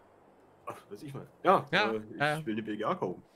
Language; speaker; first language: German; native; German